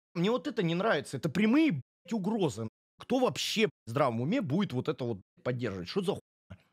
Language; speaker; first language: Russian; native; Russian